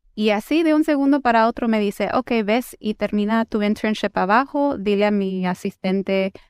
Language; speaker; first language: Spanish; early bilingual, heritage; Spanish